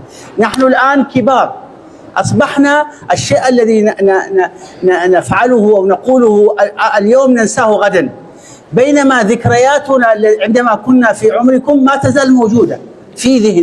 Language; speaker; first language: Arabic; native; Arabic